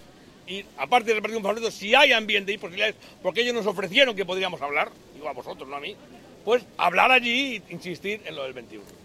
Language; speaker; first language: Spanish; native; Spanish